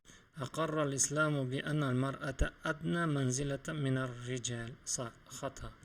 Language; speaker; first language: Arabic; non-native, fluent; Uzbek